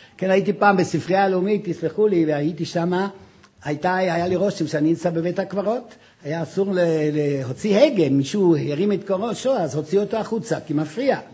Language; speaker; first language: Hebrew; non-native, fluent; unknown